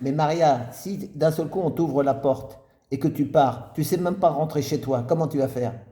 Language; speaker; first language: French; native; French